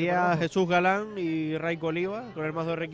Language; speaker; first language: Spanish; native; Spanish